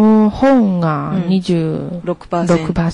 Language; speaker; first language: Japanese; non-native, learner; Chinese